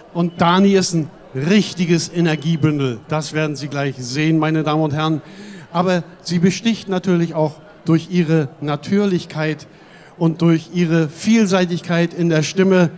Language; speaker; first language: German; native; German